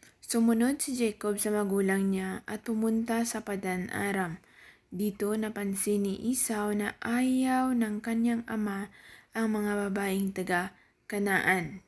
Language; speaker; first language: Filipino; non-native, local second language; Cebuano